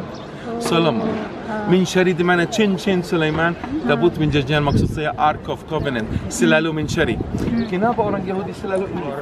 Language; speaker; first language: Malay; non-native, learner; Arabic